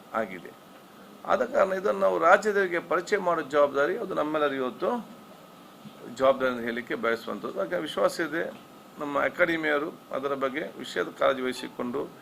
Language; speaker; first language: Kannada; non-native, local second language; Tulu